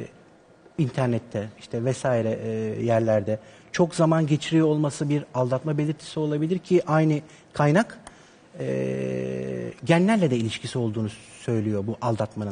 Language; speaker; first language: Turkish; native; Turkish